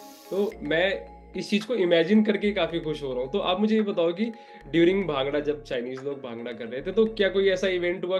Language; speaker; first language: Hindi; native; Hindi